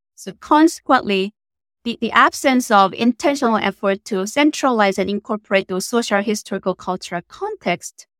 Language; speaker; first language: English; non-native, fluent; Korean